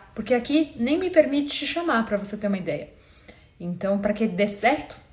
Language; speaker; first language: Portuguese; native; Portuguese